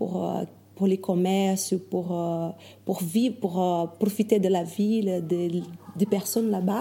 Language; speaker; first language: French; non-native, fluent; Portuguese